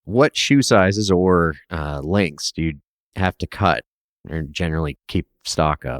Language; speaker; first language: English; native; English